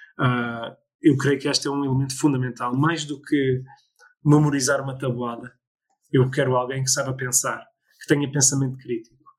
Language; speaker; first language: Portuguese; early bilingual, other home language; English